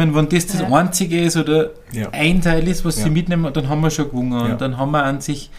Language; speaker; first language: German; native; German